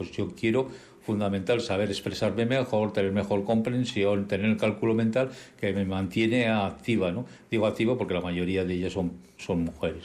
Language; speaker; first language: Spanish; native; Spanish